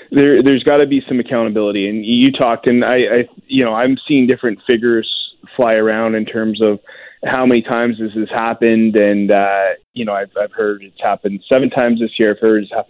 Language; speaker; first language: English; native; English